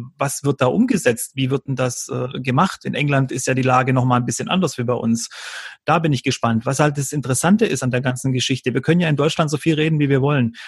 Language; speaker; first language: German; early bilingual, other home language; Croatian